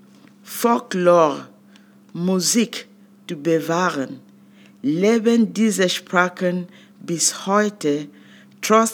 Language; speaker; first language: German; non-native, fluent; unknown